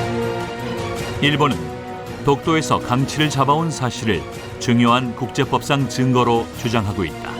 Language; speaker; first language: Korean; native; Korean